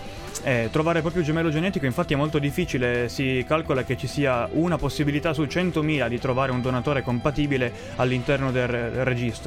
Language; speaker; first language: Italian; native; Italian